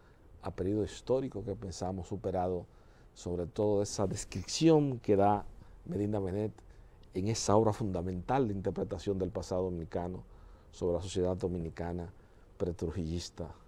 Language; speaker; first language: Spanish; native; Spanish